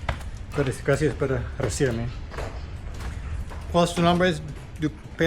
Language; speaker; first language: Spanish; non-native, learner; English